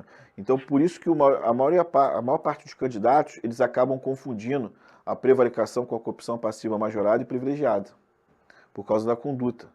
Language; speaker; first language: Portuguese; native; Portuguese